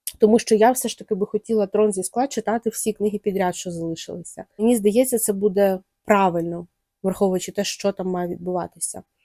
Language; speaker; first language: Ukrainian; non-native, local second language; Russian